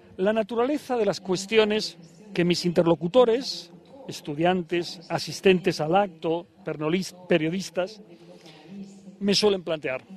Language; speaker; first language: Spanish; native; Spanish